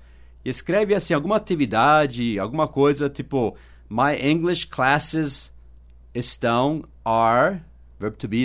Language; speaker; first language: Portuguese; non-native, fluent; English